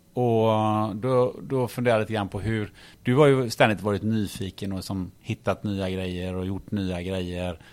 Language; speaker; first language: Swedish; native; Swedish